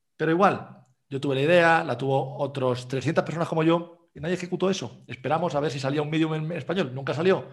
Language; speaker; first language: Spanish; native; Spanish